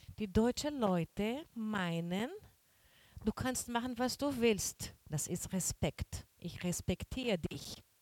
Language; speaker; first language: German; non-native, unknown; Portuguese